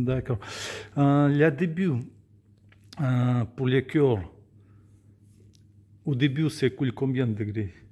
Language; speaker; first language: French; non-native, learner; Russian